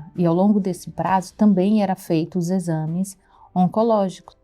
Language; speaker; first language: Portuguese; native; Portuguese